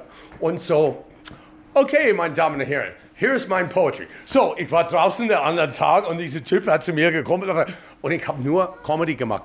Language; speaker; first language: German; non-native, fluent; English